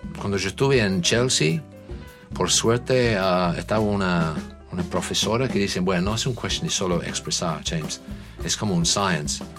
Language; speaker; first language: Spanish; non-native, learner; English